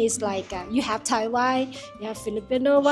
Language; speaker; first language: English; non-native, learner; Thai